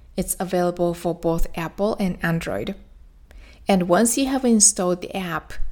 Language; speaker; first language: English; non-native, fluent; Japanese